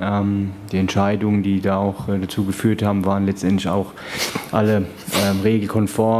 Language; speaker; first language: German; native; German